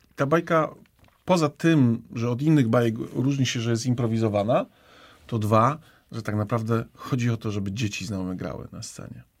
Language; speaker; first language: Polish; native; Polish